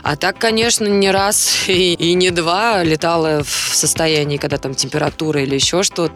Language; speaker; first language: Russian; native; Russian